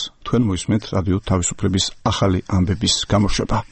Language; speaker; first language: Georgian; native; Georgian